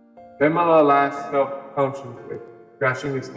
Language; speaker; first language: English; native; English